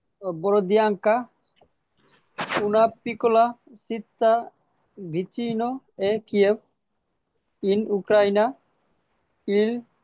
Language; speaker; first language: Italian; non-native, learner; Bangla